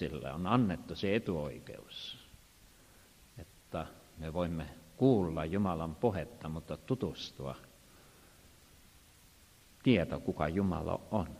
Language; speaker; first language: Finnish; non-native, fluent; Estonian